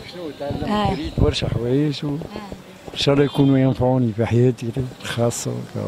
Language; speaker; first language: Arabic; native; Arabic